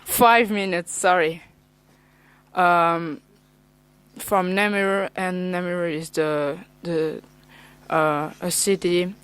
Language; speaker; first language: English; non-native, learner; French